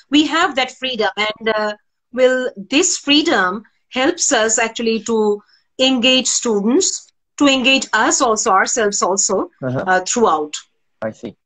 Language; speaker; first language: English; non-native, local second language; Bangla